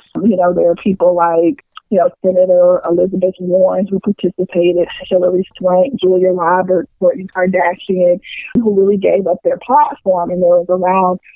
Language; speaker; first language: English; native; English